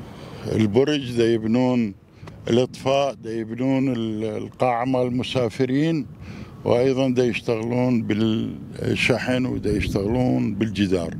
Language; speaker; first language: Arabic; native; Arabic